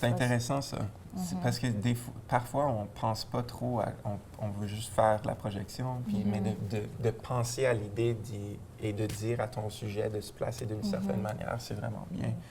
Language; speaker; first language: French; native; French